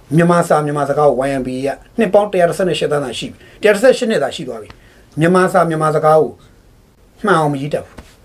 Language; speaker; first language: Burmese; native; Burmese